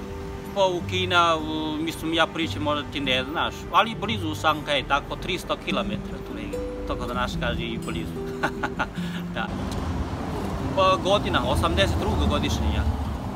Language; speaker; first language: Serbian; non-native, learner; Chinese